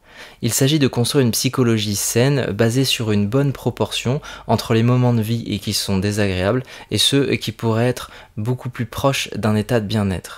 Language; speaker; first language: French; native; French